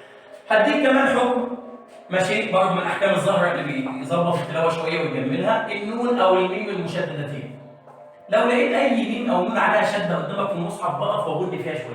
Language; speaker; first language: Arabic; native; Arabic